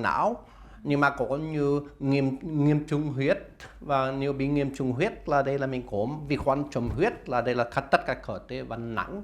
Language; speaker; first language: Vietnamese; non-native, learner; Swedish